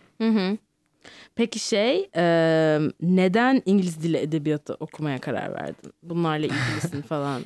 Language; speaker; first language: Turkish; native; Turkish